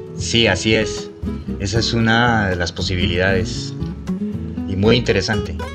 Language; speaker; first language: Spanish; native; Spanish